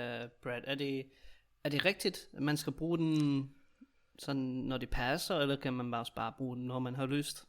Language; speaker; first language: Danish; native; Danish